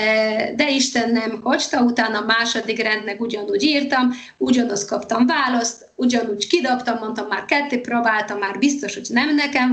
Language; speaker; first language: Hungarian; non-native, fluent; Polish